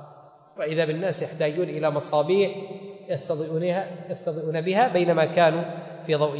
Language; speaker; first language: Arabic; native; Arabic